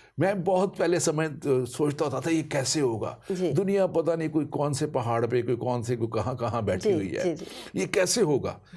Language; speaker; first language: Urdu; non-native, local second language; Punjabi